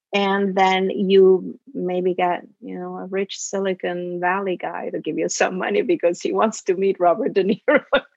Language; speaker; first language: English; early bilingual, other home language; Italian